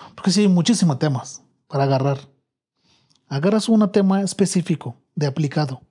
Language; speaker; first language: Spanish; non-native, fluent; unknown